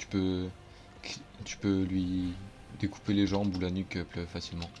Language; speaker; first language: French; native; French